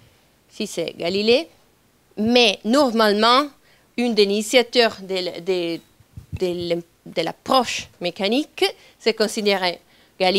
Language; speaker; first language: French; non-native, fluent; Italian